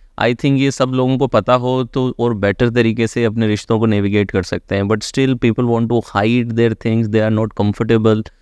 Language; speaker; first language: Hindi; native; Hindi